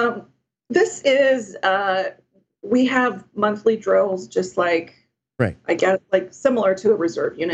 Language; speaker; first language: English; native; English